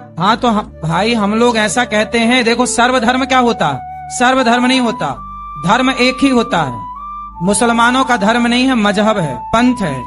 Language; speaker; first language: Hindi; native; Hindi